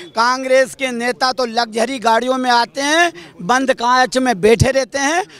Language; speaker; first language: Hindi; native; Hindi